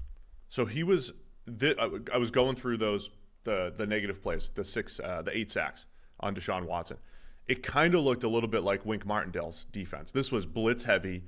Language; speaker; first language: English; native; English